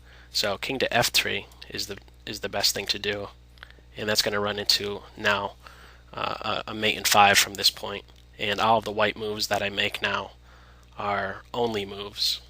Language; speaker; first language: English; native; English